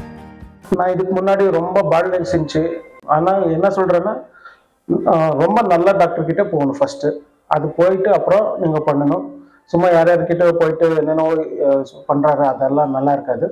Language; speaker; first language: Tamil; non-native, local second language; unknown